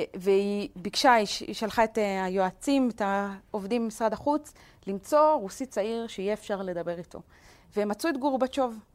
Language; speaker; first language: Hebrew; native; Hebrew